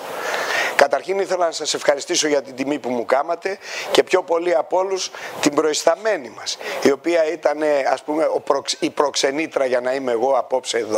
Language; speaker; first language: Greek; native; Greek